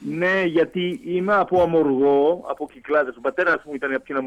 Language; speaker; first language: Greek; early bilingual, heritage; French